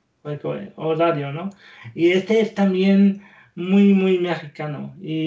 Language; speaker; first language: Spanish; non-native, learner; German